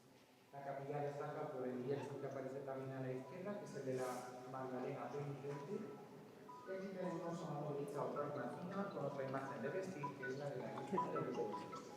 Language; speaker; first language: Spanish; native; Spanish